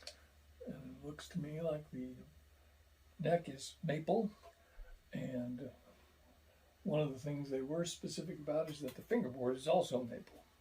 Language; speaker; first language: English; native; English